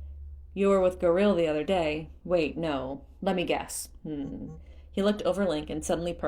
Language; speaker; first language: English; native; English